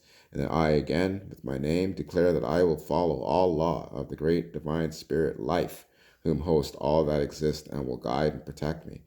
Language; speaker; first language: English; native; English